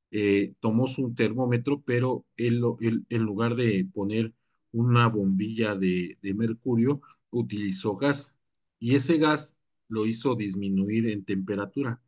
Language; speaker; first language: Spanish; native; Spanish